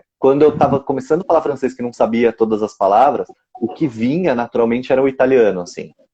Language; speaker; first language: Portuguese; native; Portuguese